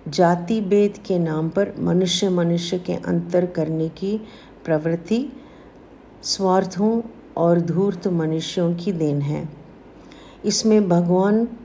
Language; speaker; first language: Hindi; non-native, local second language; Tamil